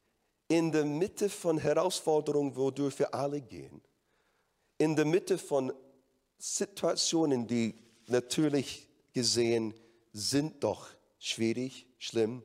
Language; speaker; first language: German; non-native, fluent; English